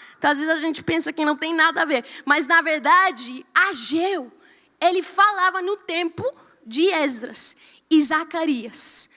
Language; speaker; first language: Portuguese; non-native, fluent; Spanish